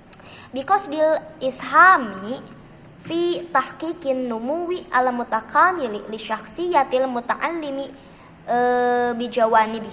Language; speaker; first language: Arabic; non-native, learner; Indonesian